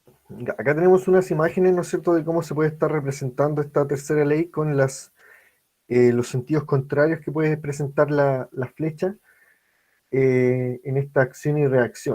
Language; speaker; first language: Spanish; native; Spanish